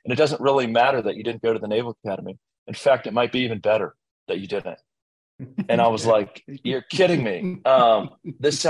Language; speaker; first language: English; native; English